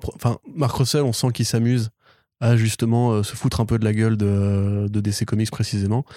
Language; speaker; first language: French; native; French